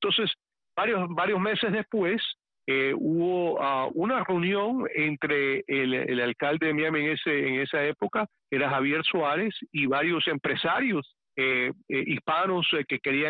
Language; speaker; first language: Spanish; early bilingual, heritage; Spanish